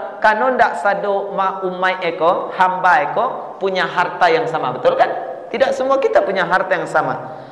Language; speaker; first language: Malay; non-native, local second language; Minangkabau